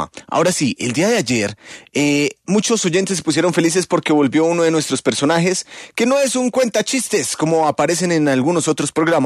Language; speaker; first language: Spanish; native; Spanish